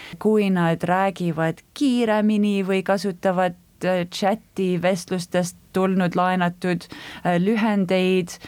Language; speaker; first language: Estonian; early bilingual, heritage; Estonian